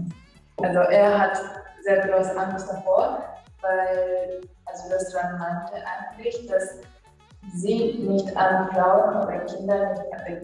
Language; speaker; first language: German; non-native, fluent; Japanese